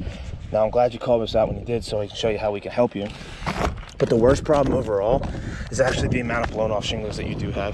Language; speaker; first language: English; native; English